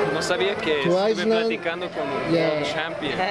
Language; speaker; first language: Spanish; non-native, fluent; English